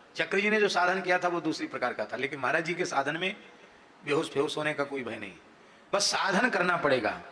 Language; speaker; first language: Hindi; native; Hindi